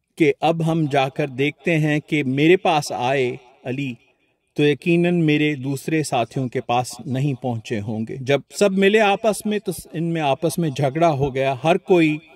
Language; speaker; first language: Urdu; non-native, local second language; Sindhi